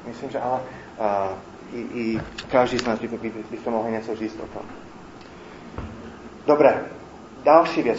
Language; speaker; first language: Czech; non-native, fluent; English